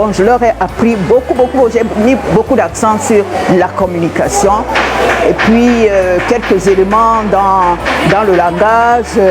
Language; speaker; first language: French; non-native, local second language; Duala